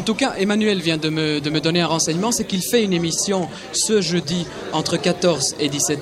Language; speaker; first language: French; native; French